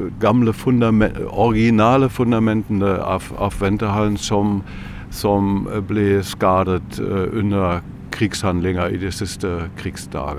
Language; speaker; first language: Norwegian; non-native, fluent; German